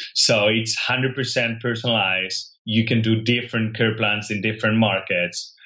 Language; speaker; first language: English; non-native, fluent; Spanish